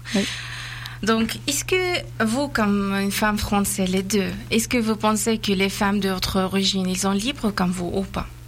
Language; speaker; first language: French; non-native, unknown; Persian